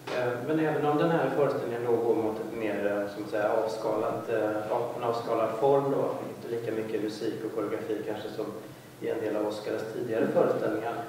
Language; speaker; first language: Swedish; native; Swedish